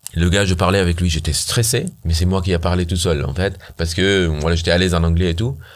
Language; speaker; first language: French; non-native, fluent; Arabic